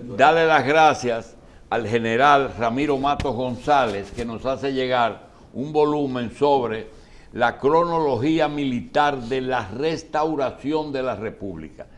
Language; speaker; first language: Spanish; native; Spanish